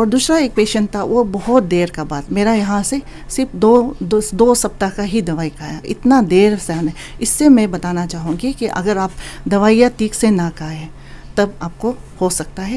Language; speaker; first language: Hindi; non-native, local second language; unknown